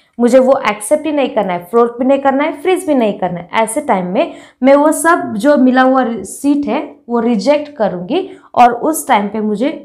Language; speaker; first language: Hindi; non-native, local second language; Marathi